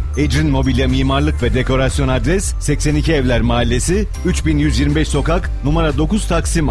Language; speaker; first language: Turkish; native; Turkish